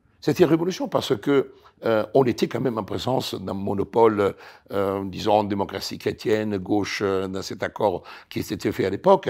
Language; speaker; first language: French; non-native, fluent; Italian